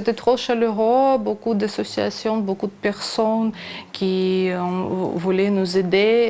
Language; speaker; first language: French; non-native, learner; Ukrainian